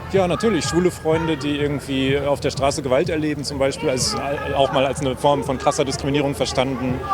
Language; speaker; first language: German; native; German